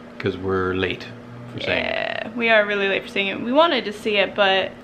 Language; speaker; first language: English; native; English